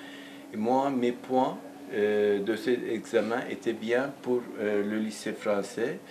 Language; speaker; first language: French; non-native, local second language; Turkish